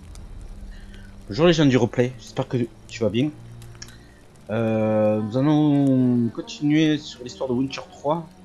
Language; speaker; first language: French; native; French